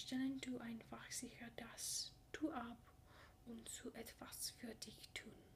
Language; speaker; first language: German; non-native, learner; English